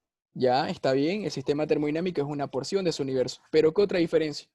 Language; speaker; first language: Spanish; native; Spanish